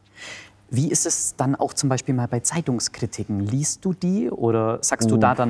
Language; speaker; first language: German; native; German